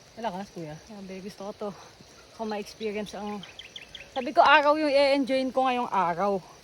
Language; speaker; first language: Filipino; native; Filipino